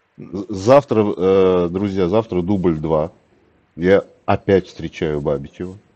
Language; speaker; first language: Russian; native; Russian